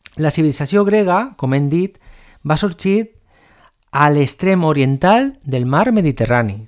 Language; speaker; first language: Catalan; non-native, local second language; Spanish